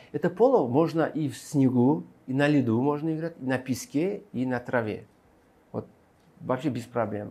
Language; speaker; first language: Russian; non-native, local second language; Uzbek